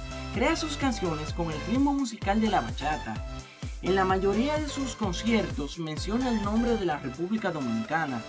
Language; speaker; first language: Spanish; native; Spanish